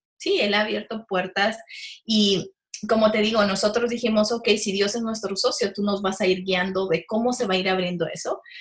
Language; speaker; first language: Spanish; early bilingual, heritage; Spanish